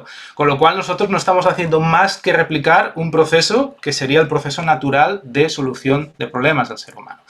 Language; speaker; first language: Spanish; native; Spanish